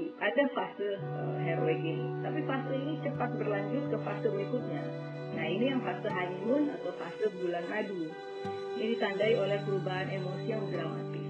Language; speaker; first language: Indonesian; native; Indonesian